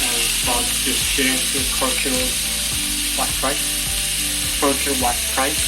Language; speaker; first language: English; non-native, learner; Korean